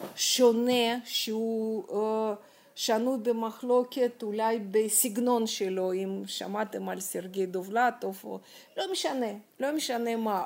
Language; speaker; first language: Hebrew; non-native, fluent; Russian